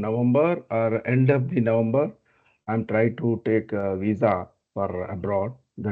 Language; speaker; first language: English; non-native, learner; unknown